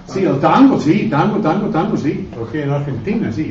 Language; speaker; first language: Spanish; non-native, fluent; English